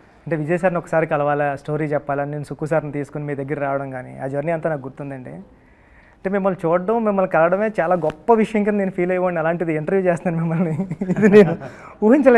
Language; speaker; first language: Telugu; native; Telugu